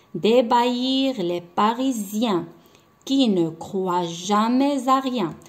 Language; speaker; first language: French; non-native, local second language; Arabic